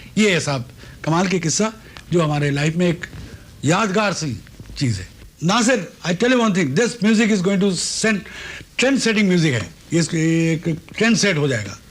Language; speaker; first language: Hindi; non-native, local second language; Bangla